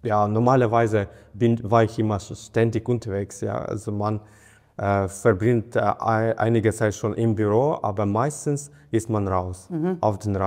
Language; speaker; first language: German; non-native, fluent; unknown